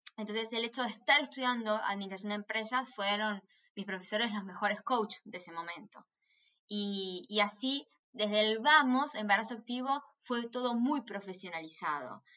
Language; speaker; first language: Spanish; native; Spanish